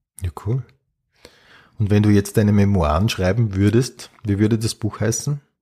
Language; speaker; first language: German; native; German